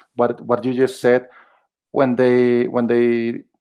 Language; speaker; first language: English; non-native, fluent; Spanish